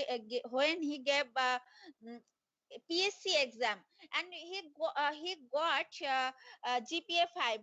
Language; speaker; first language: English; non-native, learner; Bangla